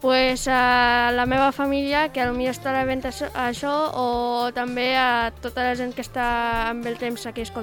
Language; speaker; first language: Catalan; non-native, local second language; Spanish